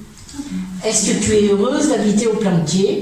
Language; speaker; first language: French; native; French